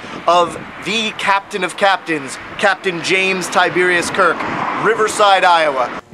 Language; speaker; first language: English; native; English